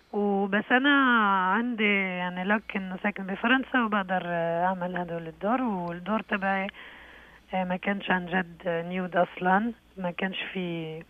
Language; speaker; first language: Arabic; early bilingual, heritage; Arabic